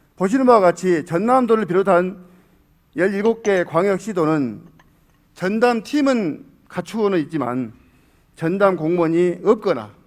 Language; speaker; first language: Korean; native; Korean